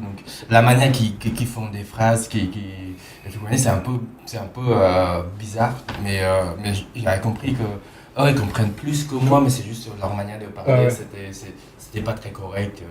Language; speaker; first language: French; non-native, fluent; Khmer